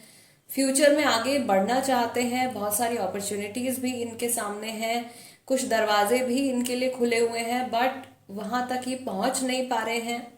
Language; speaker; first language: Hindi; native; Hindi